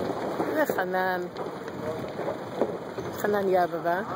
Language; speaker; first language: Hebrew; native; Hebrew